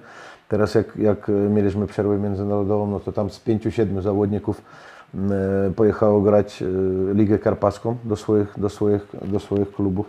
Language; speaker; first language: Polish; non-native, fluent; Russian